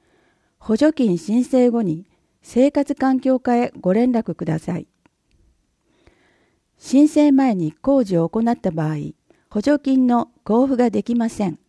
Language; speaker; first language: Japanese; native; Japanese